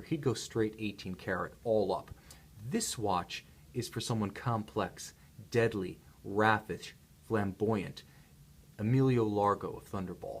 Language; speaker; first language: English; native; English